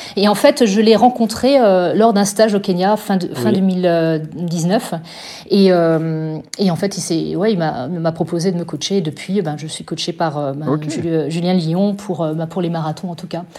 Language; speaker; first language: French; native; French